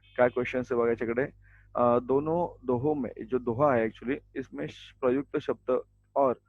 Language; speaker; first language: Hindi; non-native, local second language; Marathi